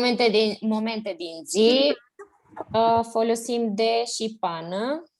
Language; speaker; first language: Romanian; non-native, learner; Spanish